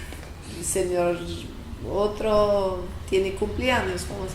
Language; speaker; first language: Spanish; non-native, fluent; English